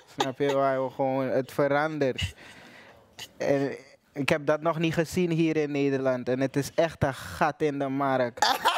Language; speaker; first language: Dutch; native; Dutch